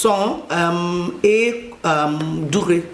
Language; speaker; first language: French; non-native, learner; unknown